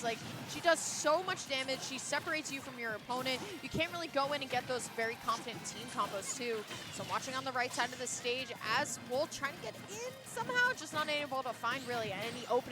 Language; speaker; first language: English; native; English